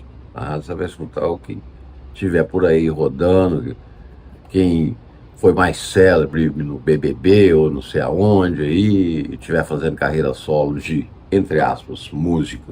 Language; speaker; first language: Portuguese; native; Portuguese